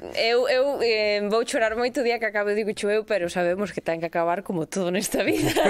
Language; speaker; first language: Galician; native; Galician